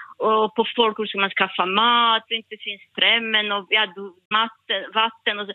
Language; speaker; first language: Swedish; non-native, learner; Bosnian